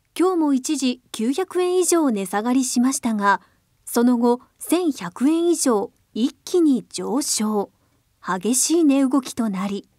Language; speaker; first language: Japanese; native; Japanese